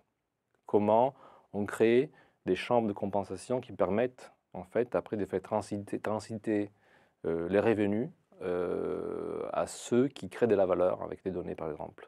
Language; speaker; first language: French; non-native, fluent; Italian